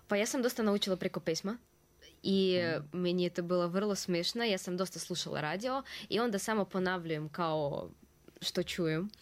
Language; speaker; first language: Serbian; non-native, fluent; Russian